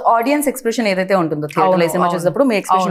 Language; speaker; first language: Telugu; native; Telugu